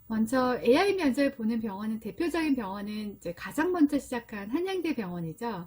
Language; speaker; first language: Korean; native; Korean